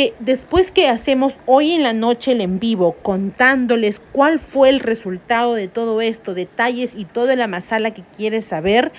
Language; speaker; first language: Spanish; native; Spanish